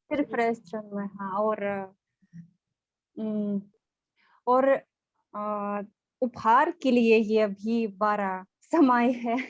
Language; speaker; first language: Hindi; non-native, learner; Russian